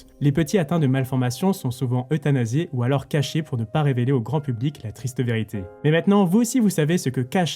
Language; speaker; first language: French; native; French